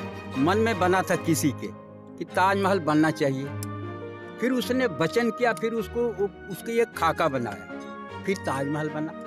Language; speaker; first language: Hindi; native; Hindi